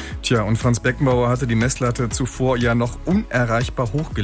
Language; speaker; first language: German; native; German